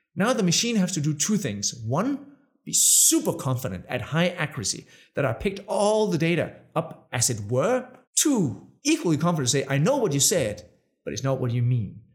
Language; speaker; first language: English; non-native, fluent; Danish